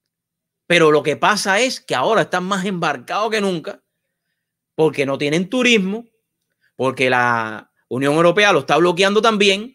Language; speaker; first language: Spanish; native; Spanish